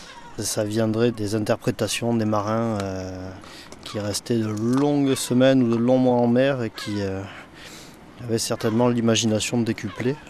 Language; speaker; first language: French; native; French